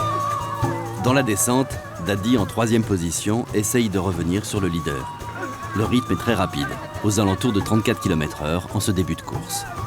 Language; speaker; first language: French; native; French